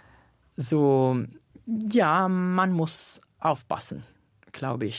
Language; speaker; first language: German; non-native, learner; Italian